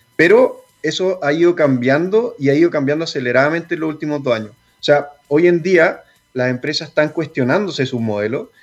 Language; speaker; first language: Spanish; native; Spanish